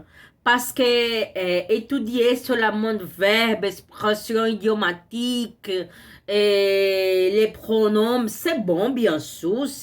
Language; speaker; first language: French; non-native, learner; Portuguese